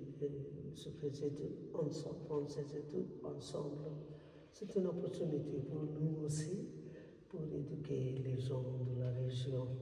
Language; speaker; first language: French; non-native, fluent; Bangla